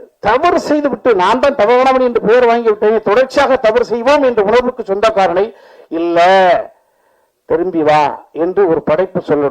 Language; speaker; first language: Tamil; native; Tamil